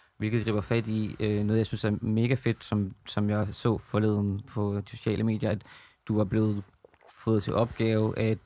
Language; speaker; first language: Danish; native; Danish